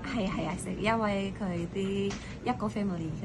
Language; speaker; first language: Cantonese; non-native, learner; Indonesian